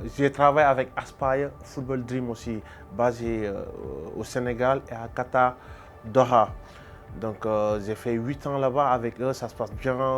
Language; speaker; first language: French; non-native, local second language; Wolof